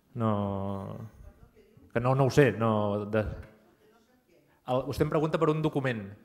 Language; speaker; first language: Catalan; native; Catalan